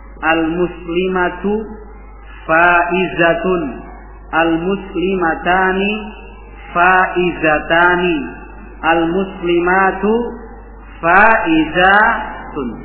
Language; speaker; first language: Arabic; non-native, fluent; Indonesian